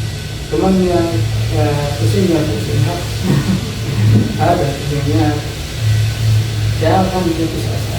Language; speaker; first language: Indonesian; non-native, learner; Arabic